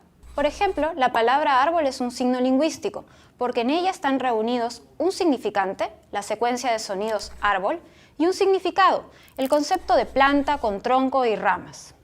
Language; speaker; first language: Spanish; native; Spanish